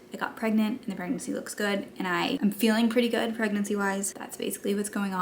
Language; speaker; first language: English; native; English